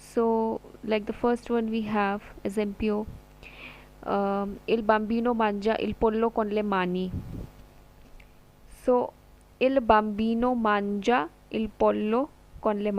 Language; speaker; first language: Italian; non-native, fluent; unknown